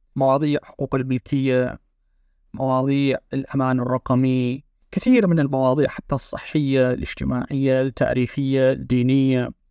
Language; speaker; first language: Arabic; non-native, local second language; Kurdish